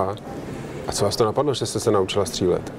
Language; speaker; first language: Czech; native; Czech